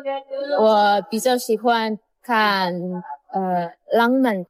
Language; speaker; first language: Chinese; non-native, fluent; Indonesian